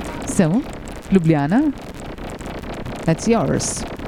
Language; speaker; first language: English; non-native, fluent; German